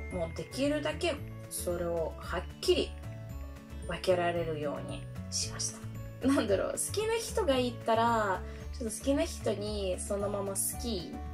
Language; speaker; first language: Japanese; non-native, fluent; Russian